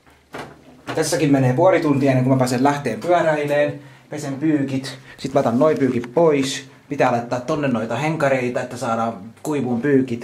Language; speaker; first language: Finnish; native; Finnish